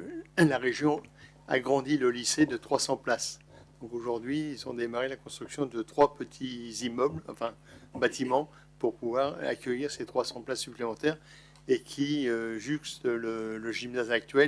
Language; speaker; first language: French; native; French